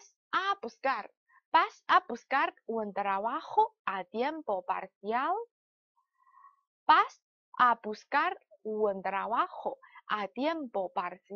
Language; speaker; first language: Spanish; non-native, fluent; Chinese